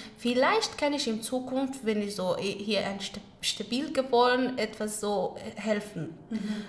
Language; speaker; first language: German; non-native, learner; Pashto